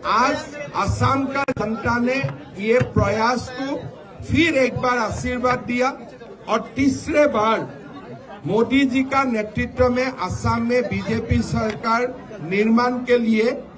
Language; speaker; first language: Hindi; non-native, local second language; Assamese